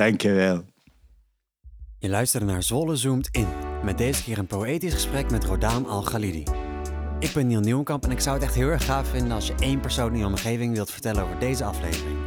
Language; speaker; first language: Dutch; non-native, fluent; Arabic